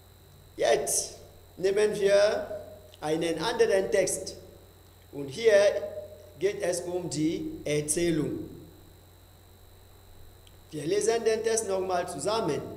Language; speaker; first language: German; non-native, fluent; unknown